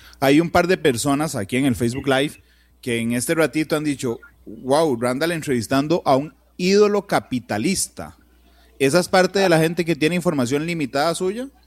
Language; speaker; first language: Spanish; native; Spanish